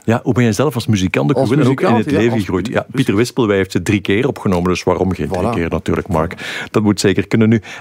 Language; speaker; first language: Dutch; native; Dutch